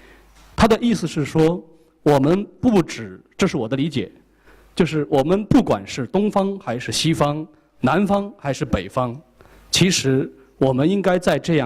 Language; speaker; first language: Chinese; native; Chinese